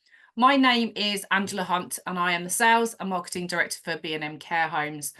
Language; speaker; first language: English; native; English